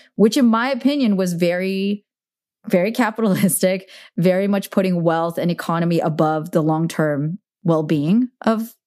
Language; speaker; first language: English; native; English